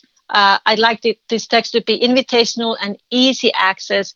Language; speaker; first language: English; non-native, fluent; Finnish